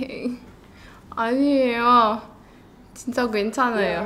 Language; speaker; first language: Korean; non-native, learner; Indonesian